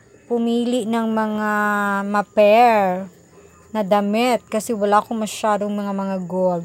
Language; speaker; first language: Filipino; native; Filipino